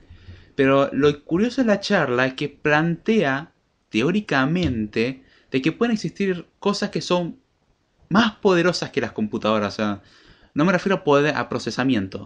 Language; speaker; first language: Spanish; native; Spanish